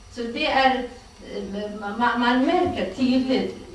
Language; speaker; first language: Swedish; non-native, fluent; Kurdish